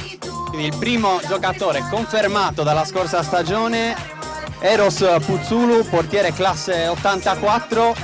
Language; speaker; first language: Italian; native; Italian